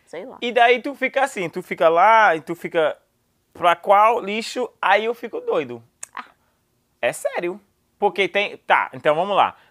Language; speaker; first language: Portuguese; non-native, fluent; English